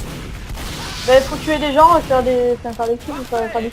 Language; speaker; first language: French; native; French